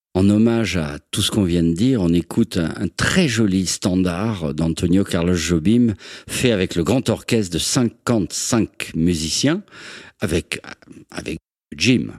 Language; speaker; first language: French; native; French